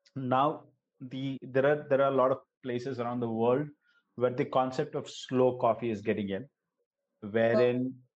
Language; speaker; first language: English; non-native, local second language; Gujarati